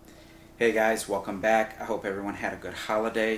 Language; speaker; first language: English; native; English